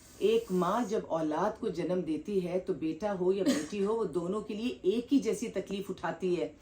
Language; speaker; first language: Urdu; native; Urdu